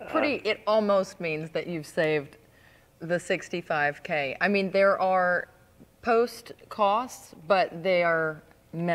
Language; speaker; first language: English; native; English